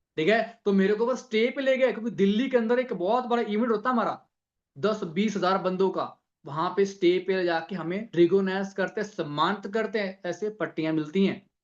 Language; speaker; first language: Hindi; non-native, local second language; Punjabi